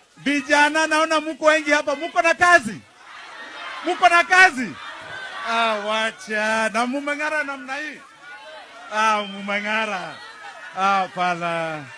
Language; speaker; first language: Swahili; non-native, local second language; Kikuyu